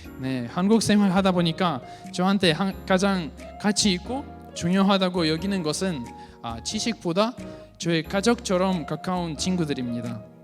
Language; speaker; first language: Korean; non-native, fluent; Russian